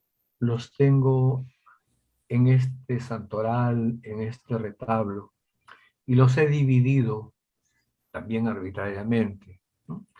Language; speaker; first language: Spanish; native; Spanish